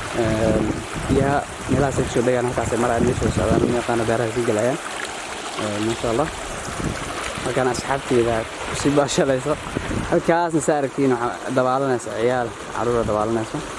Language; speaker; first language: Somali; native; Somali